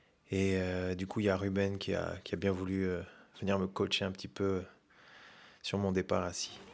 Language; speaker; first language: French; native; French